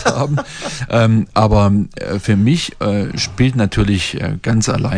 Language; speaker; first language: German; native; German